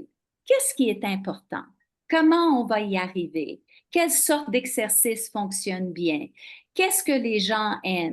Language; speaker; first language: French; non-native, local second language; English